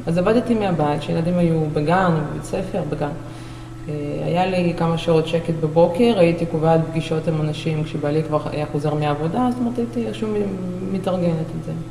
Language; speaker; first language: Hebrew; non-native, fluent; Russian